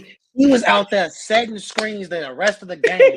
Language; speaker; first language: English; native; English